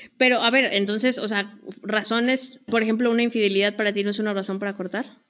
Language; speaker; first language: Spanish; native; Spanish